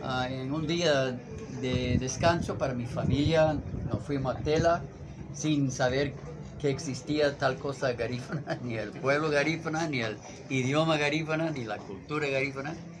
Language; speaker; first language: Spanish; non-native, fluent; English